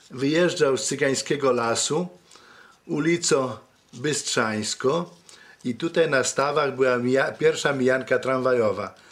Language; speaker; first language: Polish; native; Polish